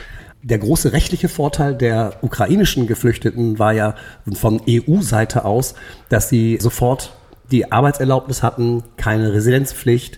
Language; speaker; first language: German; native; German